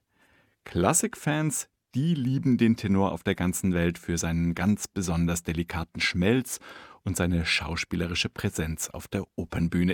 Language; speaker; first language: German; native; German